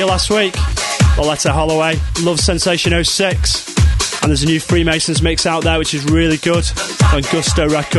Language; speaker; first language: English; native; English